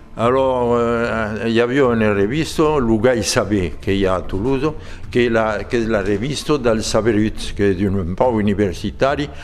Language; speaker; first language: Occitan; native; Occitan